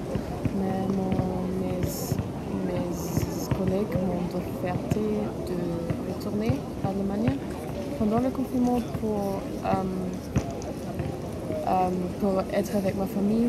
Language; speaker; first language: French; non-native, learner; German